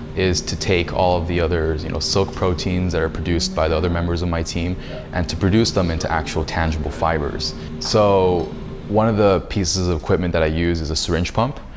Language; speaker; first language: English; native; English